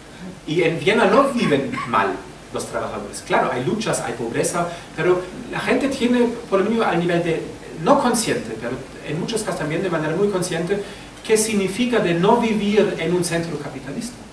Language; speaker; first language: Spanish; non-native, fluent; German